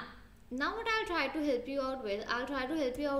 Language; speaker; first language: English; non-native, local second language; Hindi